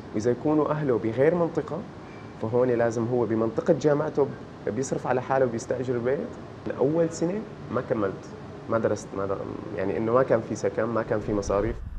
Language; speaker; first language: Arabic; native; Arabic